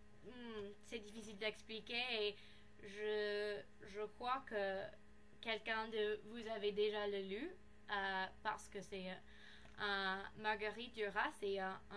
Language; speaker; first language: French; non-native, learner; English